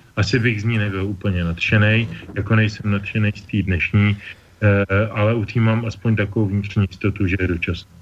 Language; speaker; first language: Czech; native; Czech